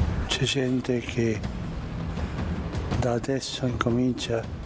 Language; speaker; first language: Italian; non-native, fluent; Spanish